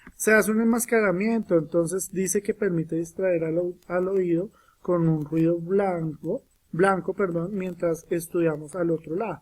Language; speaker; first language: Spanish; native; Spanish